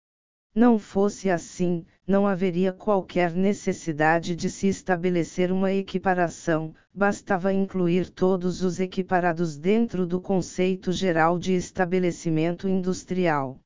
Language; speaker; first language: Portuguese; native; Portuguese